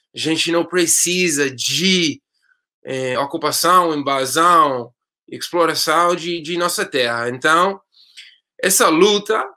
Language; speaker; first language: Portuguese; non-native, fluent; English